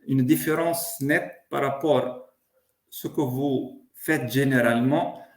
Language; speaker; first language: French; non-native, local second language; Arabic